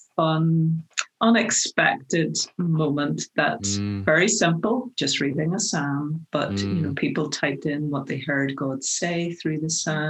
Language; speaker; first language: English; native; English